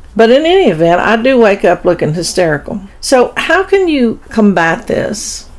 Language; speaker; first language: English; early bilingual, other home language; German